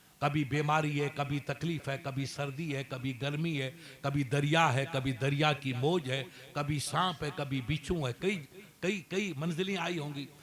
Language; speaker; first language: Urdu; non-native, local second language; Sindhi